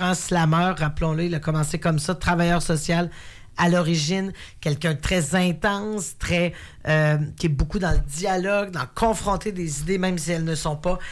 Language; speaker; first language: French; native; French